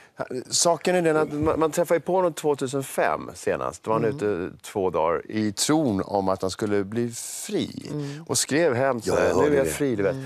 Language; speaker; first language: Swedish; native; Swedish